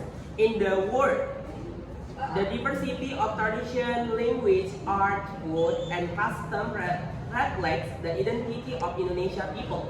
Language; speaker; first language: English; non-native, learner; Indonesian